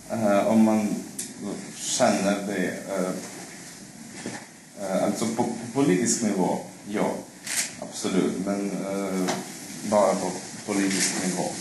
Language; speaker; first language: Swedish; non-native, fluent; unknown